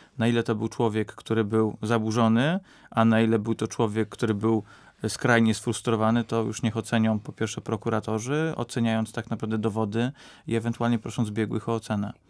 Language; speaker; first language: Polish; native; Polish